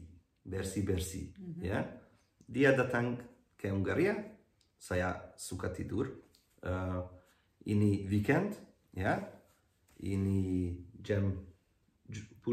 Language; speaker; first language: Indonesian; non-native, learner; Hungarian